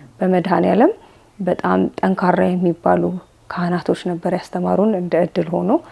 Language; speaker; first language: Amharic; native; Amharic